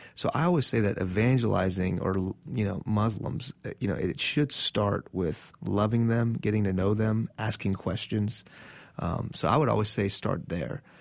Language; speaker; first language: English; non-native, fluent; Persian